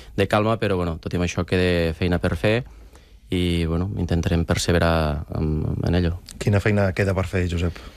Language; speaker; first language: Catalan; native; Catalan